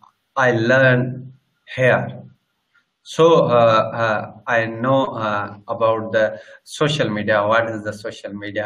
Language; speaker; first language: English; non-native, learner; Sindhi